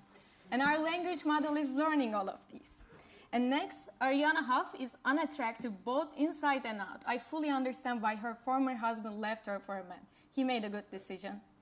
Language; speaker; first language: English; non-native, fluent; Turkish